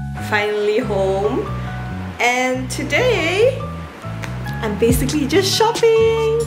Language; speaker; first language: English; non-native, local second language; Chinese